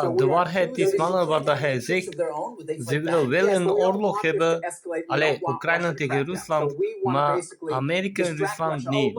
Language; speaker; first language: Dutch; non-native, fluent; Bulgarian